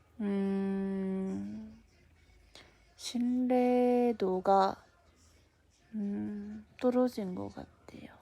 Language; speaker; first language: Korean; non-native, fluent; Japanese